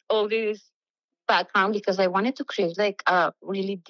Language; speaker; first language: English; non-native, fluent; Spanish